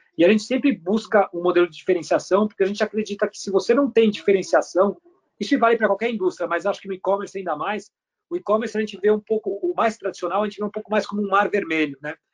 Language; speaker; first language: Portuguese; early bilingual, other home language; Spanish